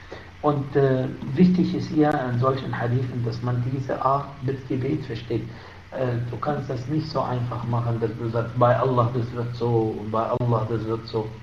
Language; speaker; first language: German; non-native, fluent; Arabic